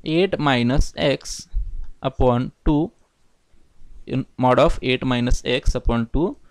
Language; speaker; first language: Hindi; non-native, local second language; Marathi